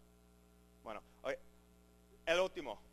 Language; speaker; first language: Spanish; non-native, learner; English